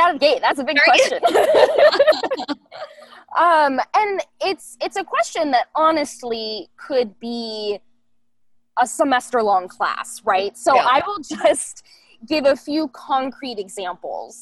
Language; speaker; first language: English; native; English